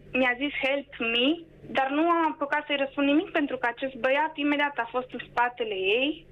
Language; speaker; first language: Romanian; native; Romanian